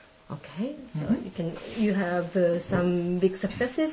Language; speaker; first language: English; non-native, fluent; Japanese